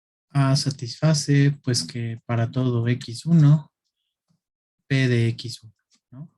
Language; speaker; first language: Spanish; native; Spanish